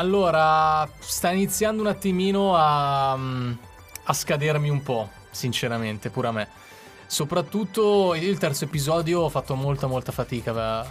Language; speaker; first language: Italian; native; Italian